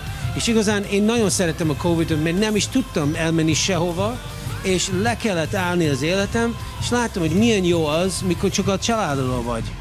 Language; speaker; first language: Hungarian; early bilingual, heritage; English